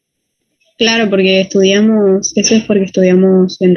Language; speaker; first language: Spanish; native; Spanish